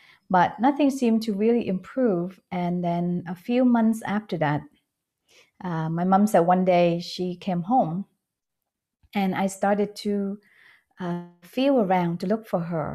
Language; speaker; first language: English; non-native, fluent; Vietnamese